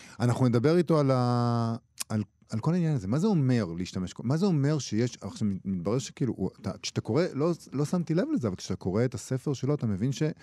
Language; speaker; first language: Hebrew; native; Hebrew